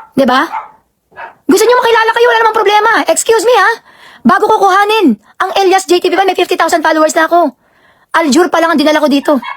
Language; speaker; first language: Filipino; native; Filipino